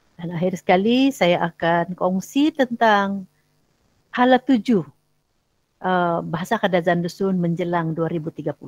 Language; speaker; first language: Malay; non-native, local second language; Central Dusun